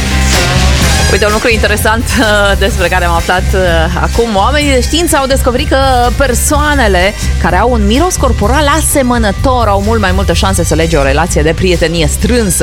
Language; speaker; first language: Romanian; native; Romanian